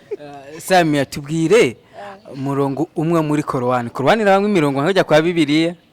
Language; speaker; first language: Rundi; native; Rundi